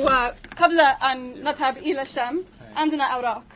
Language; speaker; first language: Arabic; non-native, fluent; English